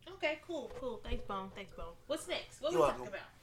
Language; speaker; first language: English; native; English